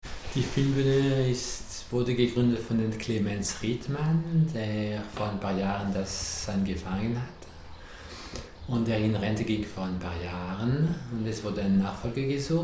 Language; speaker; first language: German; non-native, fluent; French